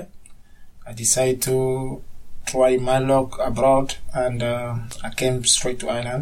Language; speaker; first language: English; non-native, learner; French